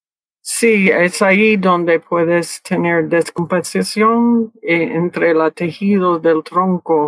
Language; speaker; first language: Spanish; early bilingual, heritage; Spanish